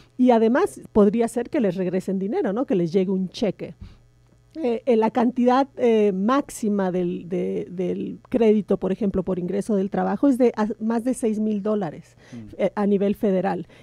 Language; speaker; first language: Spanish; native; Spanish